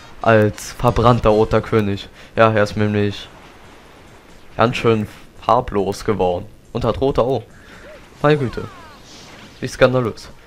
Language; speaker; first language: German; native; German